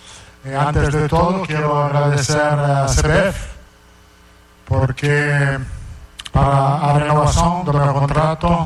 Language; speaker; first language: Spanish; non-native, fluent; Italian